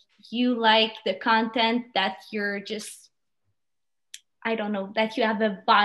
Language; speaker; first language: English; non-native, fluent; French